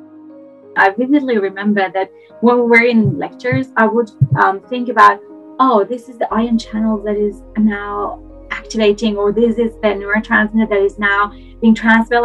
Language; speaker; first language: English; non-native, fluent; Persian